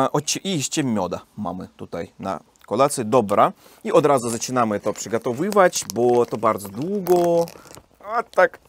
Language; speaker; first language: Polish; non-native, learner; Russian